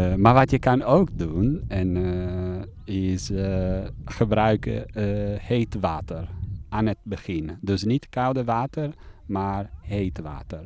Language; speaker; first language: Dutch; non-native, fluent; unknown